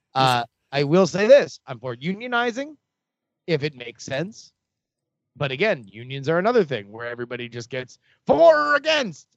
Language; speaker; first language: English; native; English